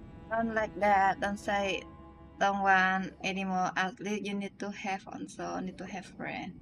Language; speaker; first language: English; non-native, learner; Vietnamese